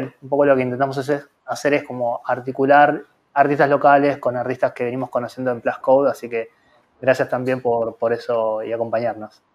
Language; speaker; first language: Spanish; native; Spanish